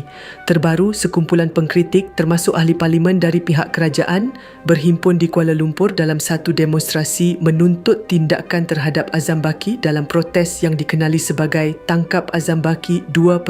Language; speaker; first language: Malay; native; Malay